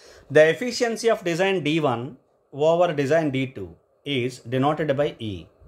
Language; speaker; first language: English; non-native, local second language; Telugu